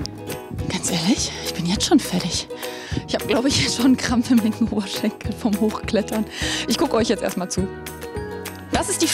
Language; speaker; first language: German; native; German